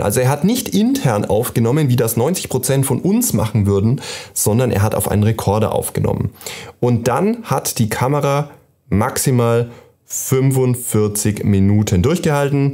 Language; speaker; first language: German; native; German